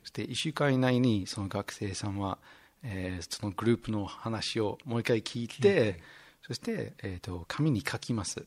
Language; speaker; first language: Japanese; non-native, fluent; English